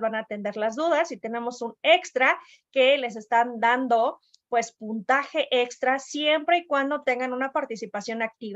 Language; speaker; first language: Spanish; native; Spanish